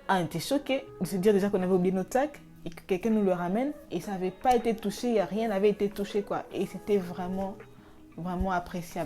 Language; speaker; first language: French; native; French